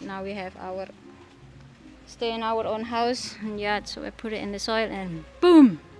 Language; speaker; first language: English; non-native, learner; Indonesian